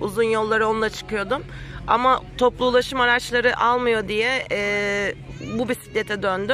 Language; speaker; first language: Turkish; native; Turkish